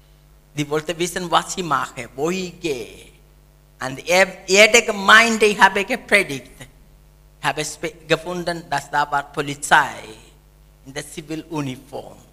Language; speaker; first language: German; non-native, learner; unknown